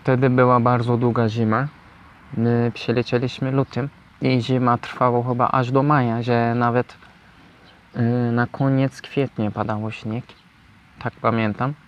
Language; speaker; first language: Polish; non-native, learner; Turkish